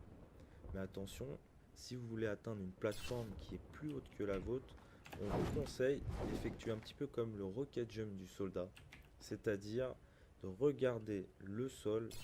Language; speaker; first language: French; native; French